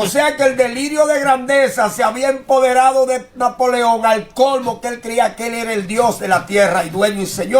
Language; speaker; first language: Spanish; native; Spanish